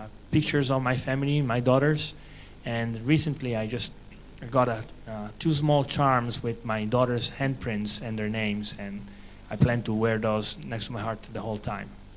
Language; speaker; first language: English; non-native, fluent; Italian